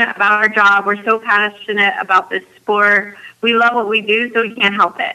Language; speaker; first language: English; native; English